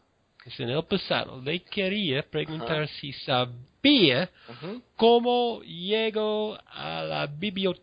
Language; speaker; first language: Spanish; non-native, learner; English